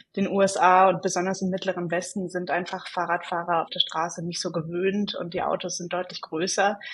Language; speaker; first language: German; native; German